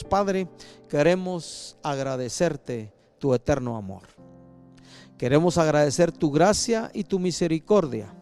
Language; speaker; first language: Spanish; native; Spanish